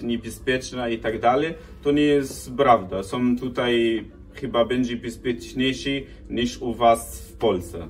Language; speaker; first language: Polish; non-native, learner; Arabic